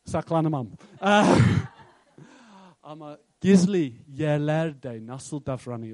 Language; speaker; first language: Turkish; non-native, fluent; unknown